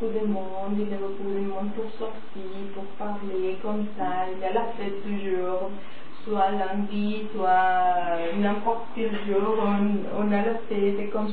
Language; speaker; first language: French; non-native, fluent; Spanish